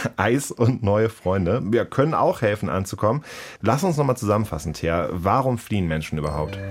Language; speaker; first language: German; native; German